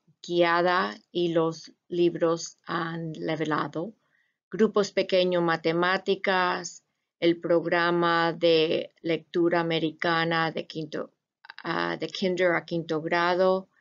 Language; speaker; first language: Spanish; non-native, fluent; English